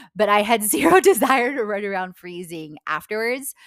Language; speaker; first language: English; non-native, fluent; Polish